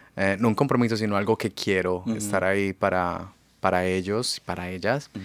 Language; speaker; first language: Spanish; native; Spanish